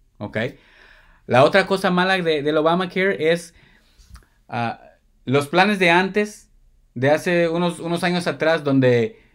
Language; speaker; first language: Spanish; early bilingual, heritage; Spanish